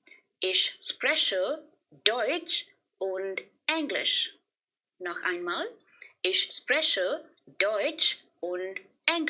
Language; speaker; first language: German; non-native, fluent; Hindi